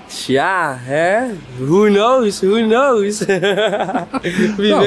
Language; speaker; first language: Dutch; native; Dutch